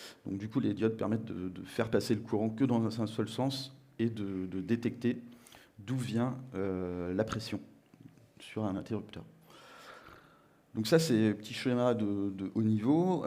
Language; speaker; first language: French; native; French